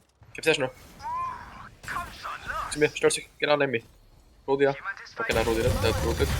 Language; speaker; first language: German; native; German